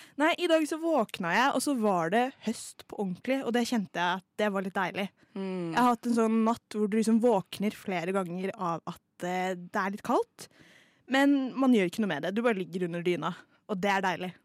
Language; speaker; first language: Norwegian; native; Norwegian